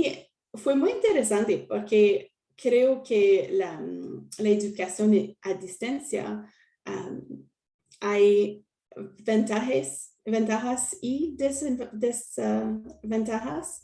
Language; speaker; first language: Spanish; non-native, learner; French